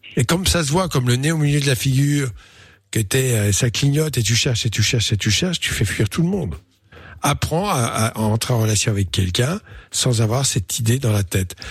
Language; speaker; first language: French; native; French